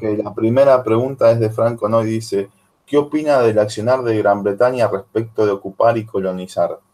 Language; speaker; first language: Spanish; native; Spanish